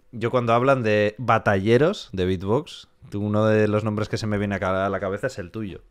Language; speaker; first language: Spanish; native; Spanish